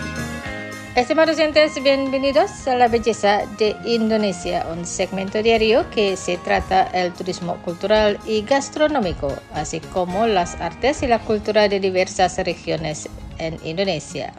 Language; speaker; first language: Spanish; non-native, fluent; Indonesian